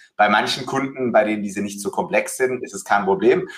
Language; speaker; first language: German; native; German